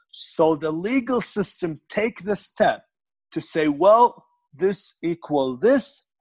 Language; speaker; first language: English; non-native, fluent; Arabic